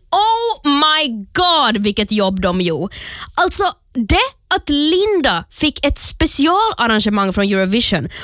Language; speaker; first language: Swedish; native; Swedish